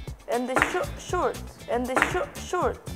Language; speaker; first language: English; non-native, learner; Korean